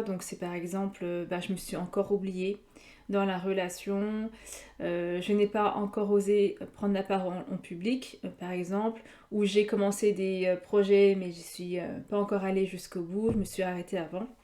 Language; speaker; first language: French; native; French